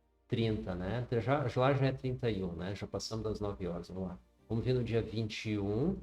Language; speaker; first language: Portuguese; native; Portuguese